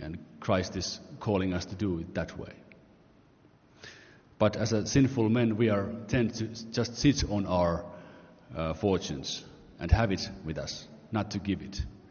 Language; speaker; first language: English; non-native, fluent; Finnish